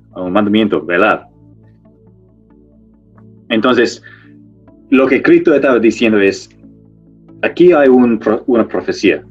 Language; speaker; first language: Spanish; non-native, fluent; English